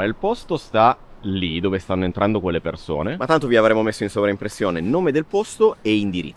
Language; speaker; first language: Italian; native; Italian